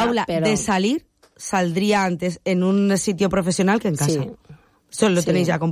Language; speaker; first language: Spanish; native; Spanish